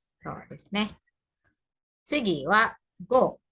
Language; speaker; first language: Japanese; non-native, fluent; Indonesian